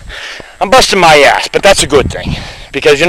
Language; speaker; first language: English; native; English